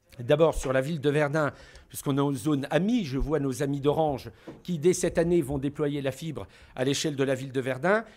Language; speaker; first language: French; native; French